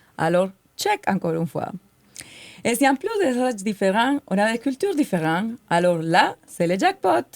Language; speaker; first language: French; non-native, fluent; Spanish